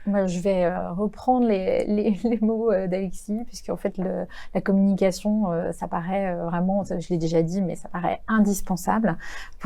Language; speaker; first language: French; native; French